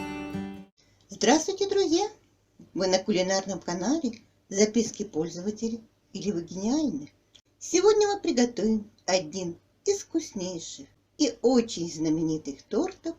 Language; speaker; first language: Russian; native; Russian